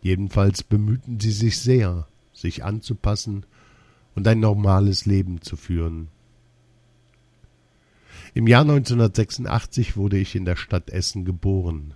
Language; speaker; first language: German; early bilingual, other home language; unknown